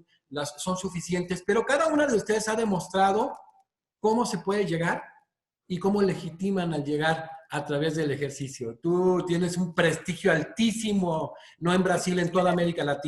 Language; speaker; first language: Spanish; native; Spanish